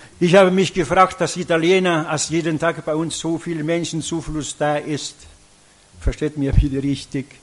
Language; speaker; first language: German; non-native, fluent; Italian